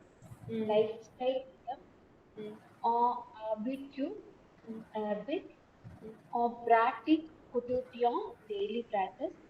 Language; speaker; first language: French; non-native, learner; Tamil